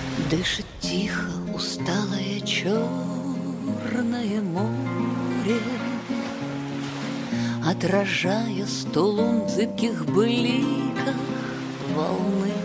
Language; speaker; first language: Russian; native; Russian